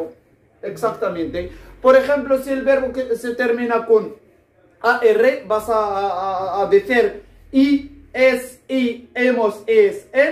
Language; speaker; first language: Spanish; non-native, fluent; Arabic